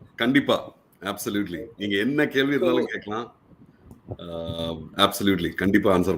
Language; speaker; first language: Tamil; native; Tamil